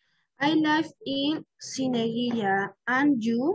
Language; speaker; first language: English; non-native, learner; Spanish